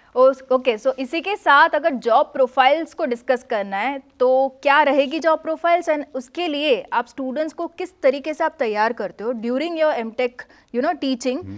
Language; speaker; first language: Hindi; non-native, local second language; Gujarati